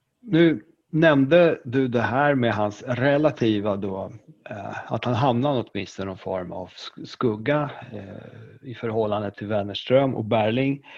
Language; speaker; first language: Swedish; non-native, fluent; Polish